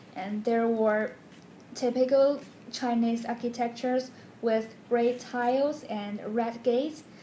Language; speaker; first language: English; non-native, fluent; Chinese